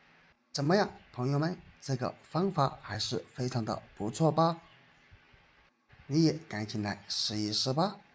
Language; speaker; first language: Chinese; native; Chinese